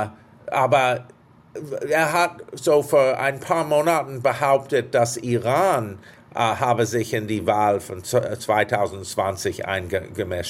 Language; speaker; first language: German; non-native, fluent; English